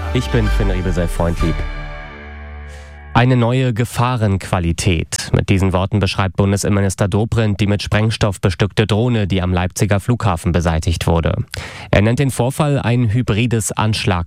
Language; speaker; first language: German; native; German